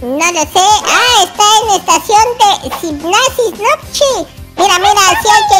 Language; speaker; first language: Spanish; native; Spanish